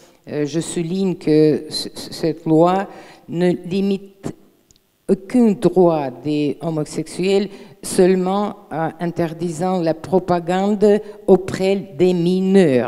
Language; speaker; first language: French; non-native, fluent; Russian